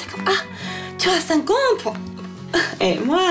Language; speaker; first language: French; non-native, learner; English